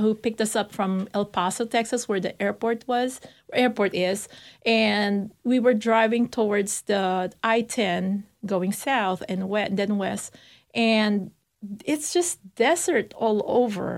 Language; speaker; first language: English; non-native, local second language; Filipino